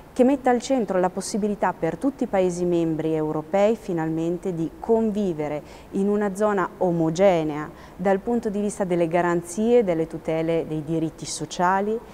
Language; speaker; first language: Italian; native; Italian